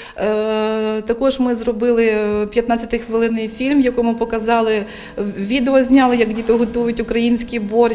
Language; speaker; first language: Ukrainian; native; Ukrainian